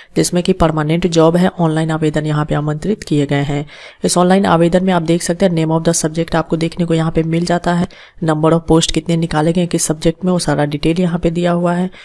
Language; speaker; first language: Hindi; native; Hindi